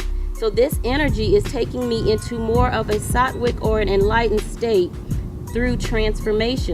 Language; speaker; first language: English; native; English